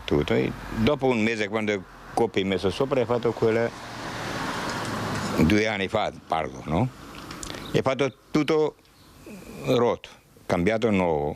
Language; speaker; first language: Italian; non-native, learner; Macedonian